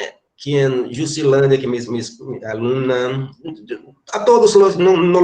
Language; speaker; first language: Spanish; non-native, fluent; Portuguese